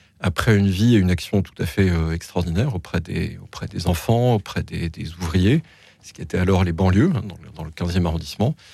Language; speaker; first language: French; native; French